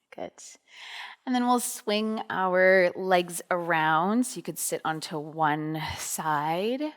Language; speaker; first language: English; native; English